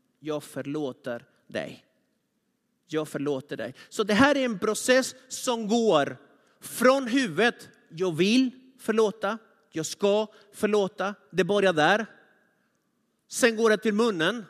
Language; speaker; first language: Swedish; non-native, fluent; Spanish